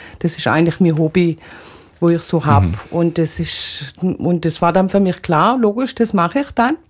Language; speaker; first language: German; native; German